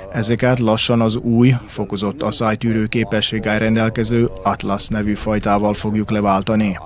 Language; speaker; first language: Hungarian; native; Hungarian